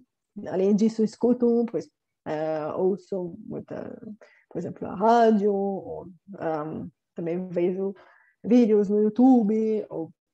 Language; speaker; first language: Portuguese; non-native, fluent; Bulgarian